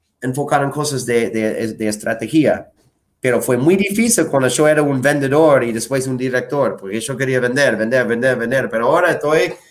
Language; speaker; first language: Spanish; non-native, fluent; English